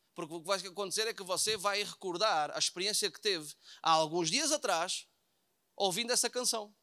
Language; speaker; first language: Portuguese; native; Portuguese